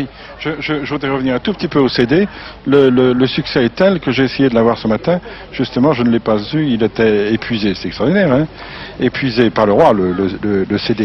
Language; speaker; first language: French; native; French